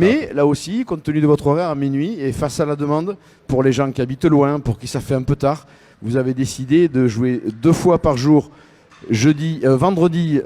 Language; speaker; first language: French; native; French